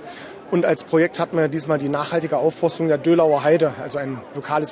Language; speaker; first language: German; native; German